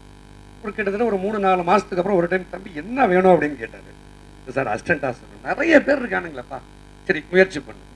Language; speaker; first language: Tamil; native; Tamil